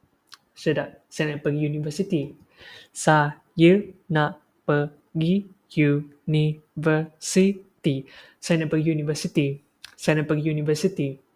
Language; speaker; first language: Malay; non-native, local second language; Chinese